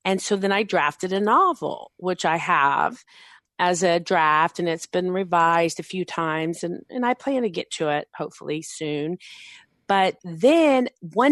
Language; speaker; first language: English; native; English